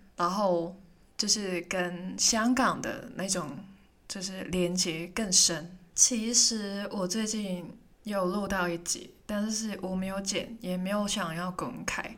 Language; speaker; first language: Chinese; non-native, local second language; Cantonese